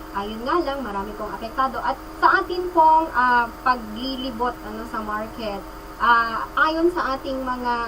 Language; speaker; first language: Filipino; non-native, local second language; Iloko